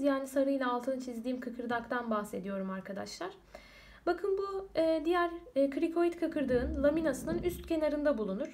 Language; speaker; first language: Turkish; native; Turkish